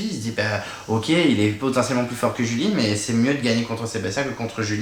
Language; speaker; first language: French; native; French